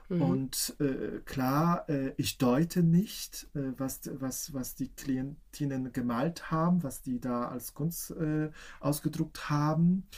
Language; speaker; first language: German; non-native, fluent; Polish